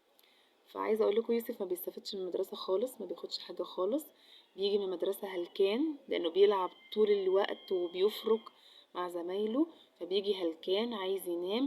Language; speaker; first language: Arabic; native; Arabic